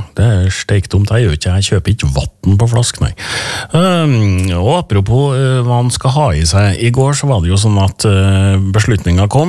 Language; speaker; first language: Norwegian; native; Norwegian